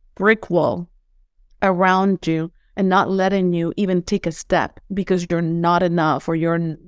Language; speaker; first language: English; non-native, fluent; Spanish